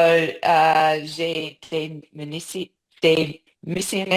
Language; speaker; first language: French; non-native, learner; English